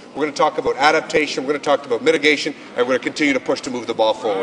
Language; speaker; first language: English; native; English